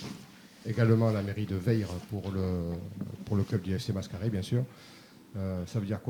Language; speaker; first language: French; native; French